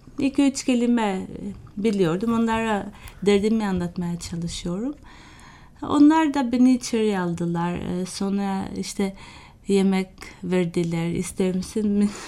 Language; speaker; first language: Turkish; non-native, fluent; Albanian